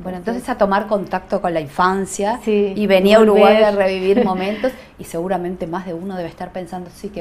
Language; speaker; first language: Spanish; native; Spanish